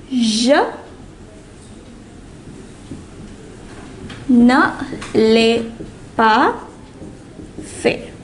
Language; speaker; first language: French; non-native, fluent; English